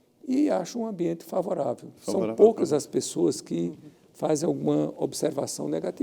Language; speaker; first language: Portuguese; native; Portuguese